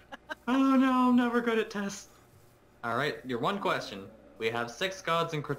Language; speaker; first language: English; native; English